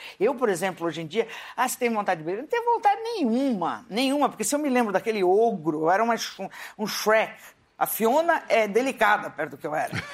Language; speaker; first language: Portuguese; native; Portuguese